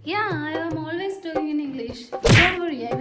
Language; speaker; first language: English; non-native, learner; Malayalam